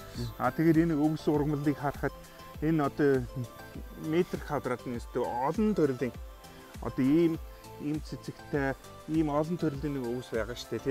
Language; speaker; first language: Mongolian; non-native, fluent; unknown